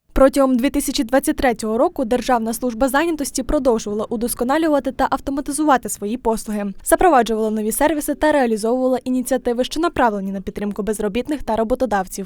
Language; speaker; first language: Ukrainian; native; Ukrainian